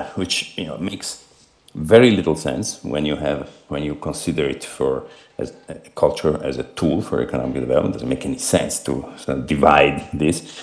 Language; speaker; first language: English; non-native, fluent; Italian